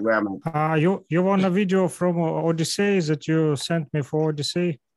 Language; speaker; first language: English; non-native, learner; Russian